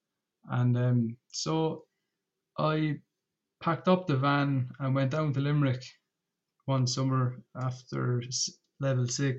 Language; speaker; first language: English; native; English